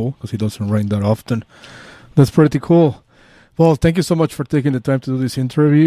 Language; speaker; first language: English; non-native, fluent; Spanish